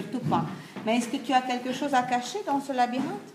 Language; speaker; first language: French; non-native, fluent; Romanian